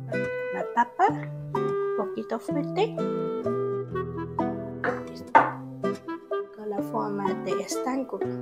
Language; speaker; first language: Spanish; non-native, learner; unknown